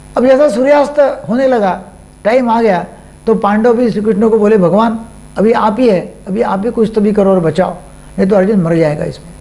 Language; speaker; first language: Hindi; non-native, local second language; Marathi